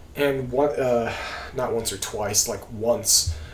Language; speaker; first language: English; native; English